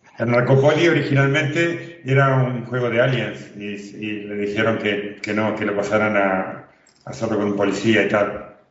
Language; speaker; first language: Spanish; native; Spanish